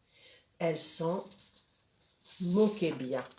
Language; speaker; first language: French; native; French